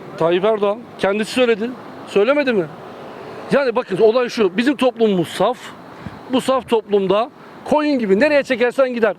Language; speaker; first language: Turkish; native; Turkish